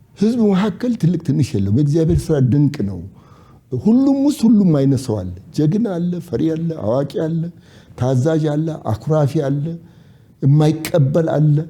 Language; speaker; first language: Amharic; non-native, local second language; Sidamo